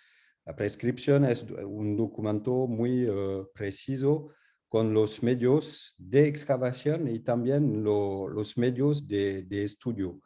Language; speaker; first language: Spanish; non-native, learner; French